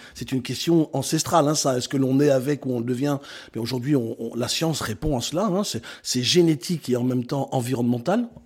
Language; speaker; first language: French; native; French